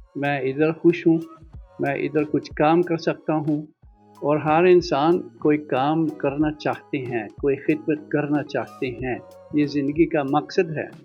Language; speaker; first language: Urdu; non-native, fluent; Dutch